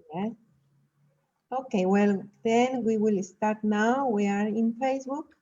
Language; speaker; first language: English; non-native, learner; Spanish